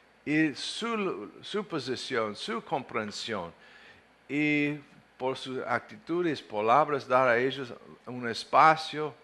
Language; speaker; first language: Spanish; non-native, fluent; English